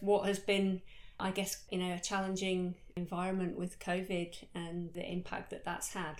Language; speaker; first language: English; native; English